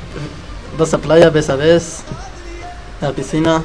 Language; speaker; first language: Spanish; non-native, learner; Arabic